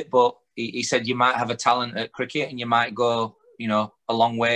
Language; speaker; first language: English; native; English